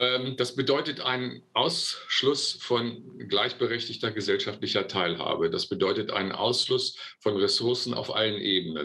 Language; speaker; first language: German; native; German